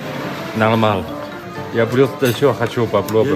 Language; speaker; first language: Russian; non-native, learner; Chinese